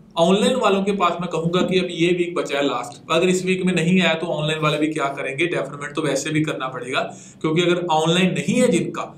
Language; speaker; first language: Hindi; non-native, local second language; Punjabi